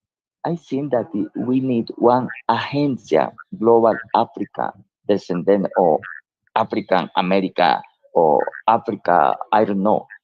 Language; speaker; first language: English; non-native, learner; Spanish